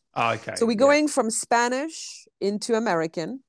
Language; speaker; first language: English; non-native, fluent; French